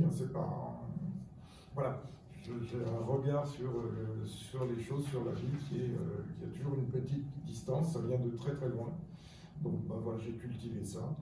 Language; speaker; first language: French; native; French